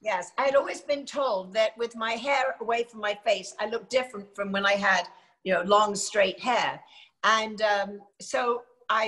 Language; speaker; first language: English; native; English